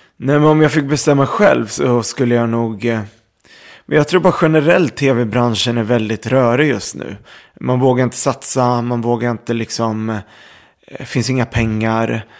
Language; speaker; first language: Swedish; early bilingual, other home language; Arabic